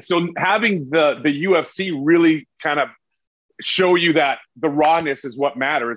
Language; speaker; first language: English; native; English